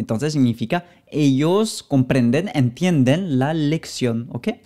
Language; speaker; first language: Spanish; non-native, fluent; French